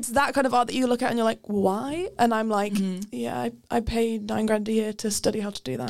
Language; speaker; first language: English; native; English